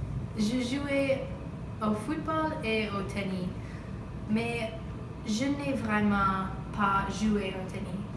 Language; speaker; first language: French; non-native, learner; English